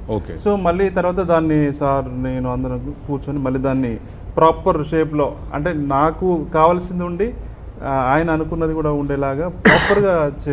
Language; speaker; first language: Telugu; native; Telugu